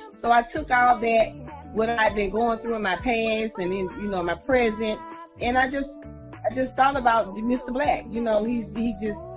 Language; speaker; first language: English; native; English